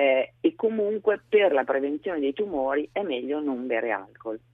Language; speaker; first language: Italian; native; Italian